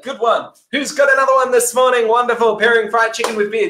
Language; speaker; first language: English; native; English